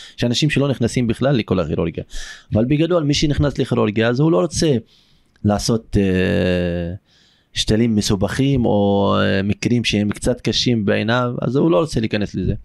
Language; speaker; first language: Hebrew; non-native, local second language; Arabic